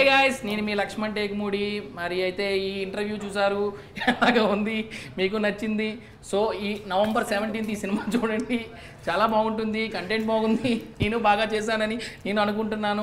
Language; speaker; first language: Telugu; native; Telugu